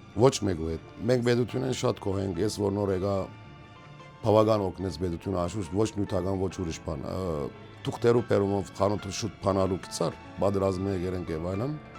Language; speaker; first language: Armenian; early bilingual, heritage; Armenian